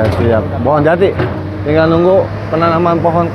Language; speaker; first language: Indonesian; non-native, local second language; Sundanese